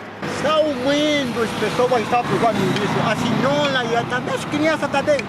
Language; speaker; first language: Portuguese; non-native, local second language; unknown